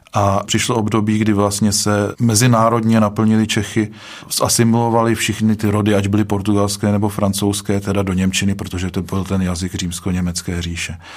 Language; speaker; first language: Czech; native; Czech